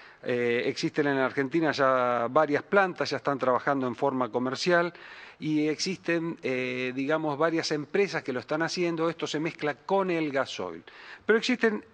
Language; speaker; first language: Spanish; native; Spanish